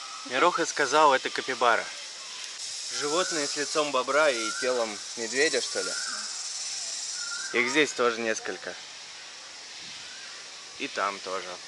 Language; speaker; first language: Russian; native; Russian